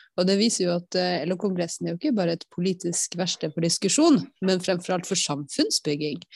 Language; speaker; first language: Norwegian; native; Norwegian